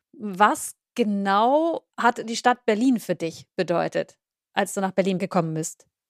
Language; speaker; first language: German; native; German